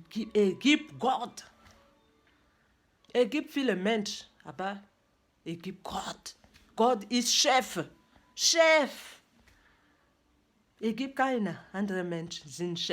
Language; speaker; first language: German; non-native, learner; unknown